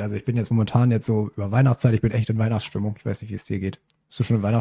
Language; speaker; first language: German; native; German